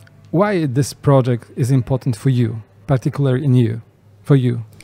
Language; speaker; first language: English; non-native, fluent; Polish